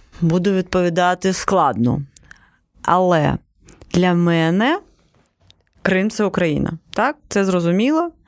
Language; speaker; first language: Ukrainian; non-native, local second language; Crimean Tatar